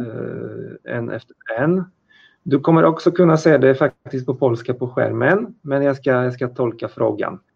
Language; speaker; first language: Swedish; non-native, fluent; Polish